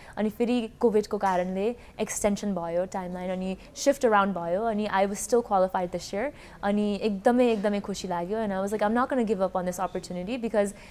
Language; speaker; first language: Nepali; early bilingual, heritage; Nepali